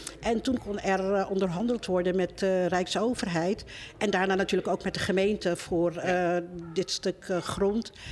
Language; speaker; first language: Dutch; early bilingual, other home language; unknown